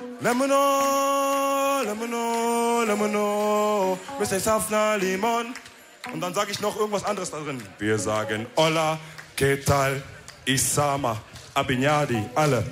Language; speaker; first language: German; early bilingual, other home language; Wolof